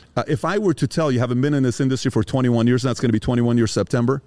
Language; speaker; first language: English; early bilingual, other home language; Persian